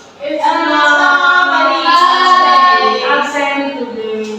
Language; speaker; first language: English; non-native, learner; Indonesian